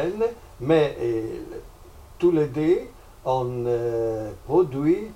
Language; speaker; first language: French; non-native, fluent; Italian